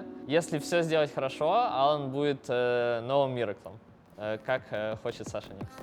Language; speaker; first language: Russian; native; Russian